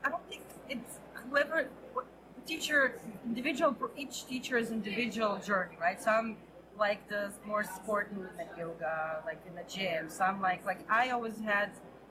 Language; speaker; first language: English; non-native, fluent; Hebrew